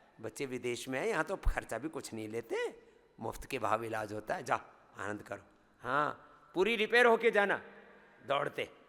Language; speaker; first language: Hindi; native; Hindi